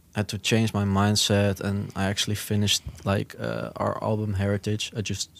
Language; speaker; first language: English; non-native, fluent; Dutch